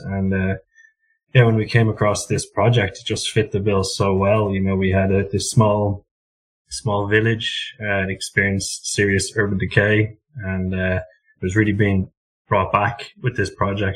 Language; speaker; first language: English; native; English